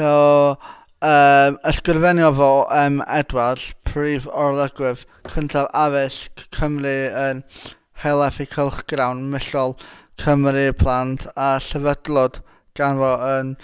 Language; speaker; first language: Welsh; non-native, local second language; English